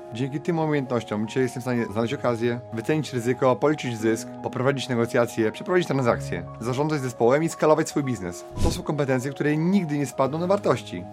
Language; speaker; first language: Polish; native; Polish